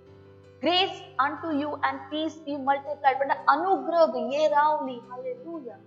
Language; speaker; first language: English; non-native, local second language; Tulu